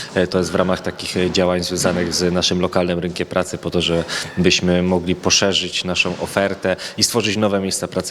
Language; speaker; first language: Polish; native; Polish